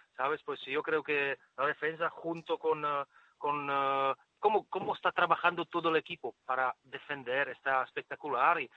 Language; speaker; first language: Spanish; non-native, fluent; Czech